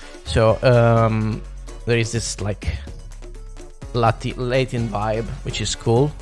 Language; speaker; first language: English; non-native, fluent; Italian